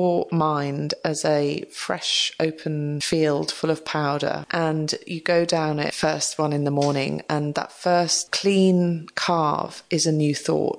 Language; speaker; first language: English; native; English